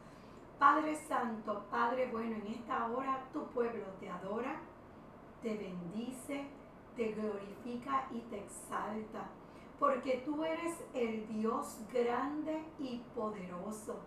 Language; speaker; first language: Spanish; native; Spanish